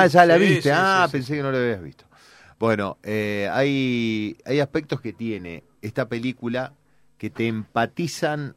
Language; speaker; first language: Spanish; native; Spanish